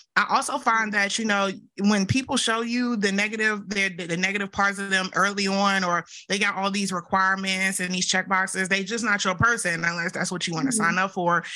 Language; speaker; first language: English; native; English